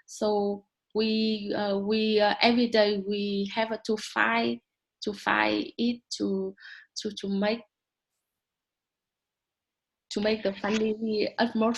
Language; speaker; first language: English; non-native, learner; Vietnamese